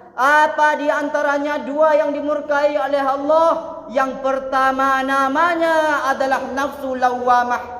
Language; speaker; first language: Malay; non-native, local second language; Minangkabau